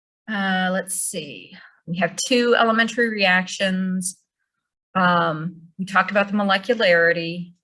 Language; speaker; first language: English; native; English